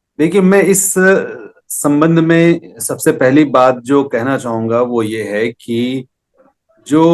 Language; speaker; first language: Hindi; native; Hindi